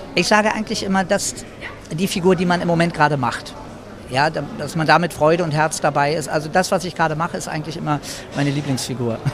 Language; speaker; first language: German; native; German